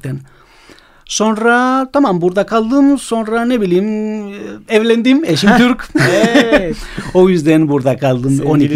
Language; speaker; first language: Turkish; non-native, fluent; Spanish